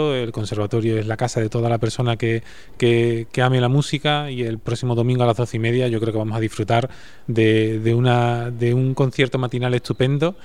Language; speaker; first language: Spanish; native; Spanish